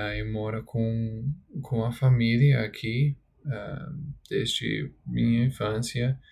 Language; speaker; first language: Portuguese; non-native, learner; English